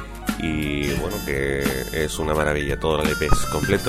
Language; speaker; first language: Spanish; native; Spanish